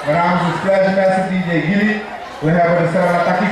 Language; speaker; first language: Dutch; non-native, local second language; Sranan Tongo